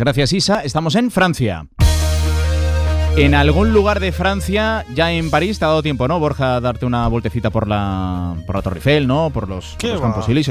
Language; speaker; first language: Spanish; native; Spanish